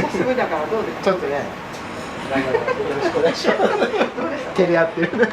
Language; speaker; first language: Japanese; native; Japanese